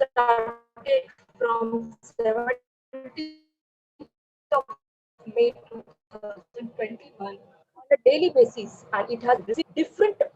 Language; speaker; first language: English; non-native, local second language; Marathi